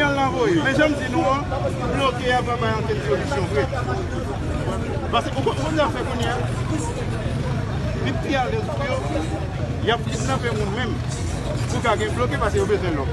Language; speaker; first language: French; non-native, learner; Haitian Creole